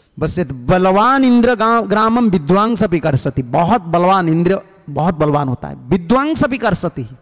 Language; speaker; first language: Hindi; non-native, local second language; Odia